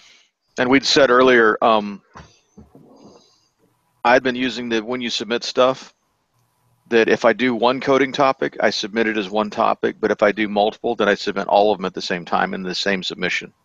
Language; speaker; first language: English; native; English